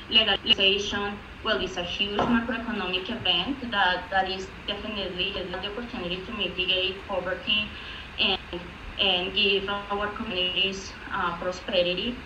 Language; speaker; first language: English; non-native, fluent; Spanish